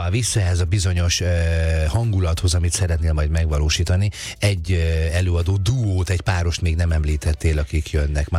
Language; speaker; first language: Hungarian; native; Hungarian